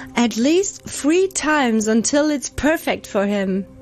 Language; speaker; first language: English; non-native, fluent; German